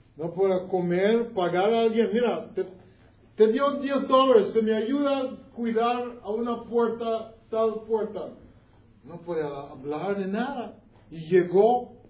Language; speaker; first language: Spanish; non-native, learner; English